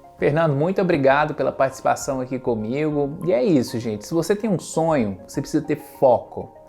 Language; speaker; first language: Portuguese; native; Portuguese